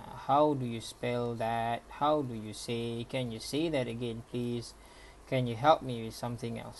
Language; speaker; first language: English; non-native, local second language; Malay